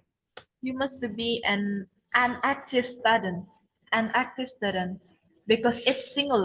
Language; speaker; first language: English; non-native, learner; Indonesian